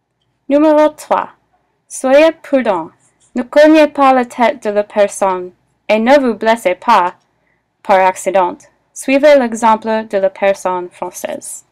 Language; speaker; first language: French; non-native, learner; English